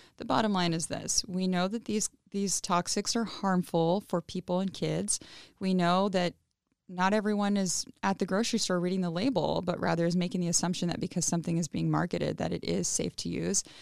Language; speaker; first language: English; early bilingual, other home language; Spanish